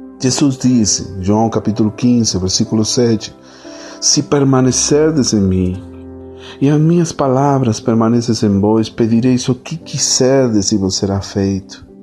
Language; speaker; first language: Portuguese; non-native, fluent; Spanish